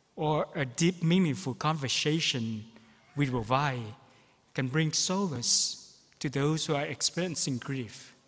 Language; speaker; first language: English; non-native, fluent; Vietnamese